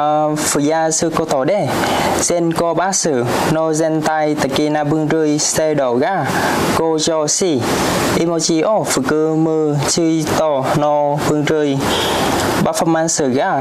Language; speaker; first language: Japanese; non-native, learner; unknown